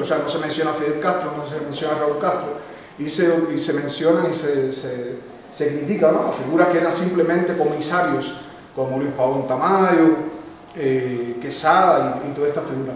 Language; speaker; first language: Spanish; native; Spanish